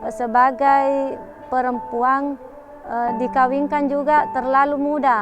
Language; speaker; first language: Indonesian; non-native, local second language; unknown